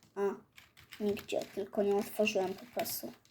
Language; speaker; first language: Polish; native; Polish